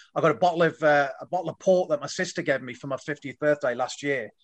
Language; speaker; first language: English; native; English